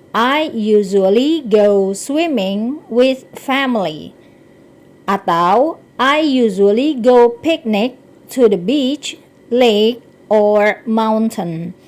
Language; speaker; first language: English; non-native, fluent; Indonesian